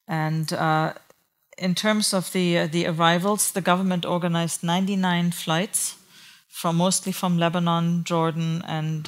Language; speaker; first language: English; non-native, fluent; German